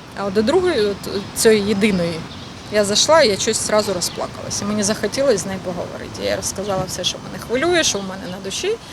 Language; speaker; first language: Ukrainian; non-native, local second language; Russian